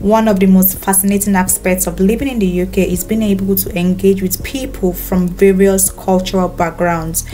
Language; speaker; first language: English; non-native, local second language; Yoruba